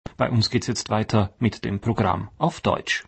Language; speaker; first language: German; native; German